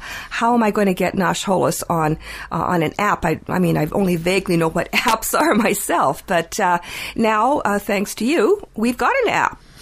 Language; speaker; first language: English; early bilingual, other home language; Ukrainian